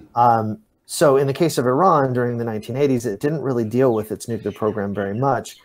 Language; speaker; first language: English; native; English